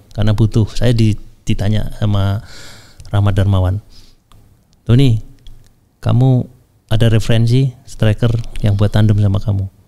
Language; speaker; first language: Indonesian; native; Indonesian